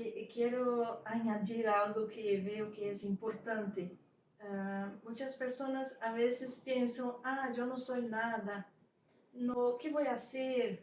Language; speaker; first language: Spanish; non-native, fluent; Portuguese